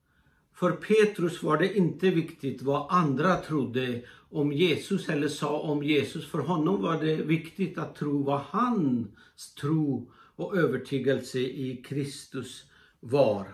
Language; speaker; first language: Swedish; non-native, fluent; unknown